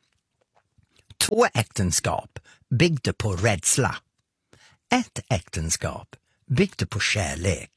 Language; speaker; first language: Swedish; non-native, fluent; English